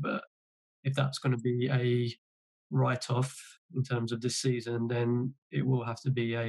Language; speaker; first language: English; native; English